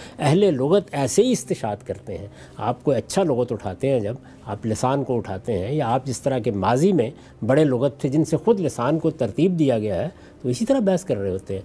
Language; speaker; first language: Urdu; non-native, local second language; Punjabi